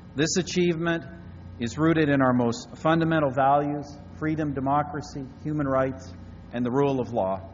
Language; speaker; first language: English; native; English